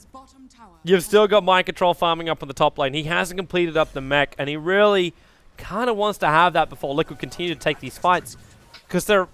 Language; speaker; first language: English; native; English